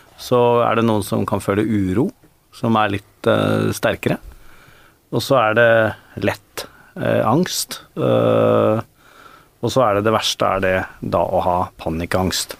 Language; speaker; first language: Norwegian; native; Norwegian